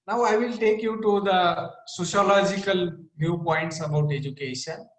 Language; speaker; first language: English; non-native, local second language; Marathi